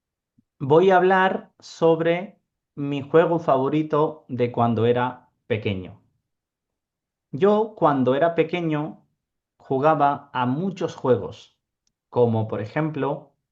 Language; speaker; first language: Spanish; non-native, fluent; Urdu